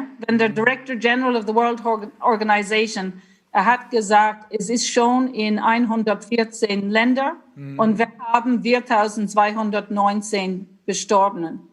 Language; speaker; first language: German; non-native, fluent; English